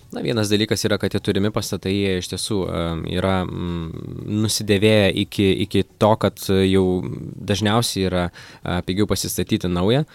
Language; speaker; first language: Lithuanian; native; Lithuanian